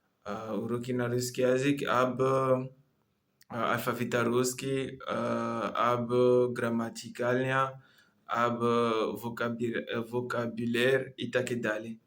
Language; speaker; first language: Russian; non-native, learner; Comorian